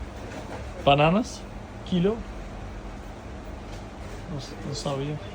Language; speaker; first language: Spanish; non-native, learner; Albanian